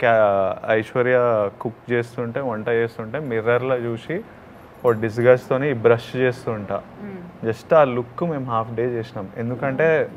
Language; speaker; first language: Telugu; native; Telugu